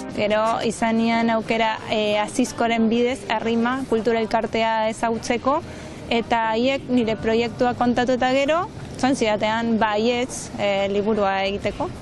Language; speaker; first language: Basque; non-native, fluent; Spanish